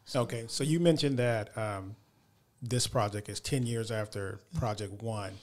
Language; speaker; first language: English; native; English